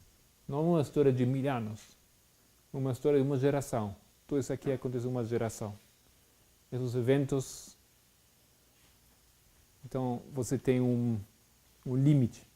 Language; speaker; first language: Portuguese; non-native, fluent; Spanish